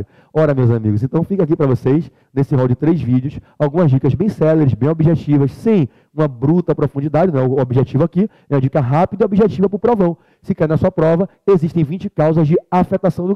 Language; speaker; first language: Portuguese; native; Portuguese